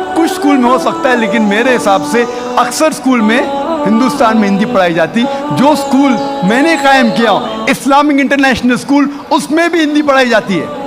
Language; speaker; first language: Hindi; non-native, local second language; Konkani